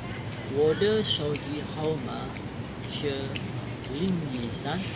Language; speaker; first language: Chinese; non-native, learner; Malay